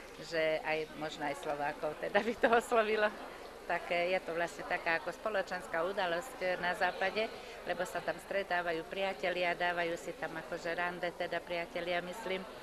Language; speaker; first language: Slovak; native; Slovak